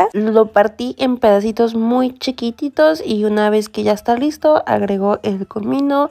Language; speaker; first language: Spanish; native; Spanish